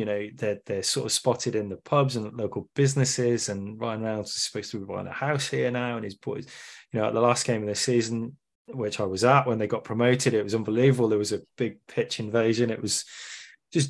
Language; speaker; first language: English; native; English